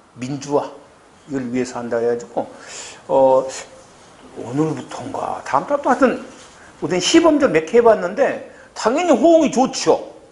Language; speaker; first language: Korean; native; Korean